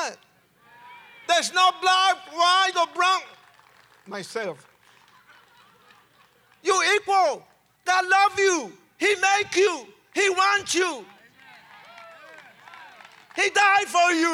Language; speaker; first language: English; non-native, fluent; Spanish